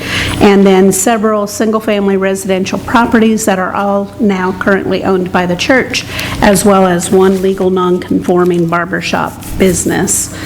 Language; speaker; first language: English; native; English